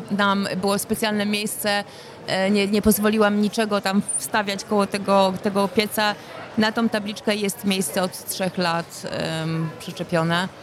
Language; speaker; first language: Polish; native; Polish